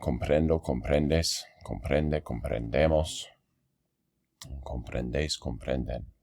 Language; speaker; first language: Spanish; non-native, fluent; English